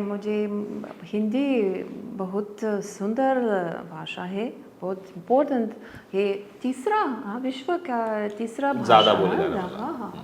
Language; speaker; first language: Hindi; non-native, learner; Lithuanian